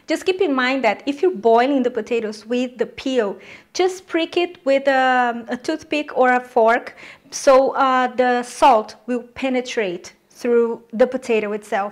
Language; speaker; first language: English; non-native, fluent; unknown